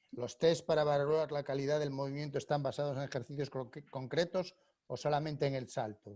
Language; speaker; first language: Spanish; native; Spanish